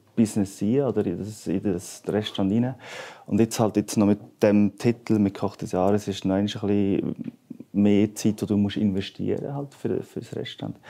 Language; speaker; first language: German; native; German